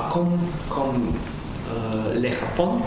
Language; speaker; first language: French; non-native, learner; Russian